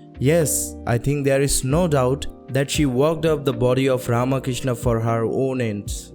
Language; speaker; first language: English; non-native, local second language; Bangla